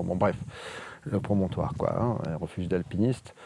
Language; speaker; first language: French; native; French